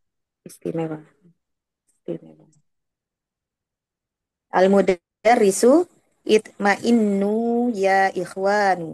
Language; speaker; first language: Arabic; non-native, learner; Indonesian